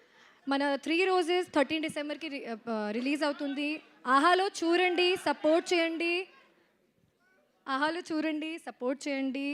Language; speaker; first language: Telugu; non-native, fluent; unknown